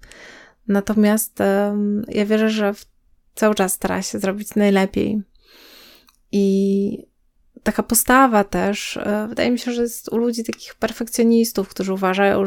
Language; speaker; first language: Polish; native; Polish